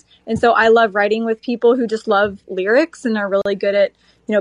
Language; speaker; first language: English; native; English